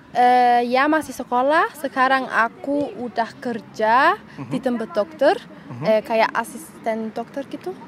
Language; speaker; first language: Indonesian; early bilingual, heritage; Indonesian